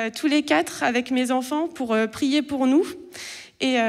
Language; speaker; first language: French; native; French